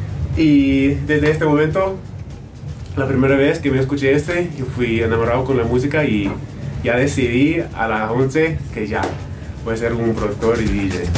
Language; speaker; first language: Spanish; non-native, fluent; English